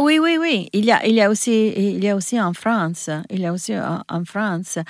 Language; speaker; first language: French; non-native, learner; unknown